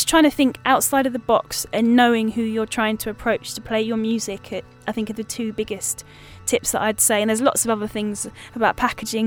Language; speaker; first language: English; native; English